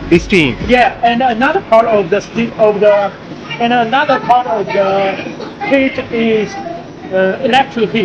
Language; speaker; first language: English; non-native, learner; Chinese